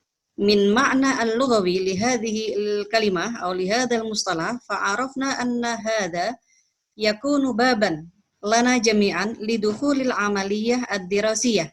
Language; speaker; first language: Arabic; non-native, fluent; Indonesian